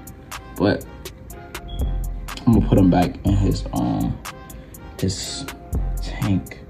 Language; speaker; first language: English; native; English